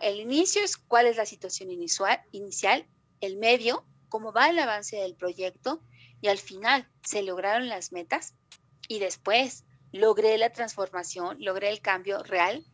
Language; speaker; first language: Spanish; native; Spanish